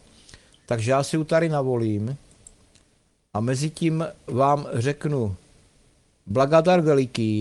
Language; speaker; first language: Czech; native; Czech